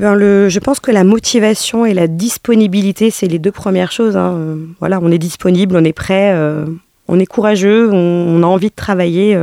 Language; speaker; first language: French; native; French